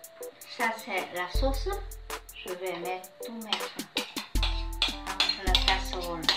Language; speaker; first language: French; non-native, fluent; Vietnamese